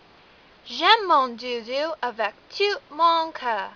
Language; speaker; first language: French; non-native, learner; English